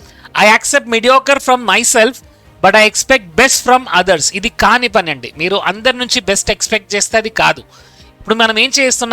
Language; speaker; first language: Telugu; native; Telugu